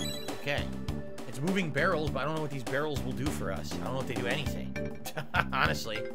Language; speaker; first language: English; native; English